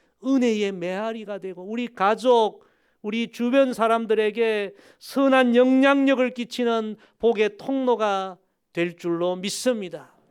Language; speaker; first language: Korean; native; Korean